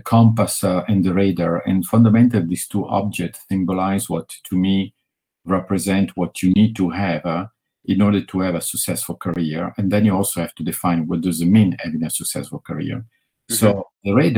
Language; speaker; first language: English; non-native, fluent; Italian